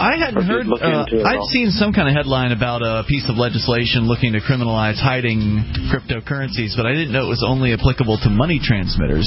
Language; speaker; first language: English; native; English